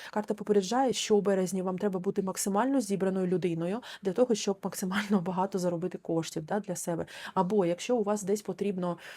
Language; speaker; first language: Ukrainian; non-native, local second language; Russian